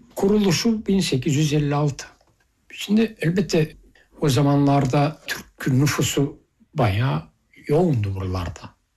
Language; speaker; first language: Turkish; early bilingual, heritage; Turkish